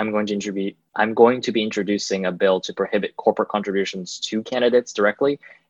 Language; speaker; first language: English; native; English